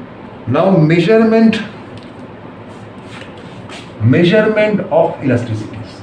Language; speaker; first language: English; non-native, local second language; Bangla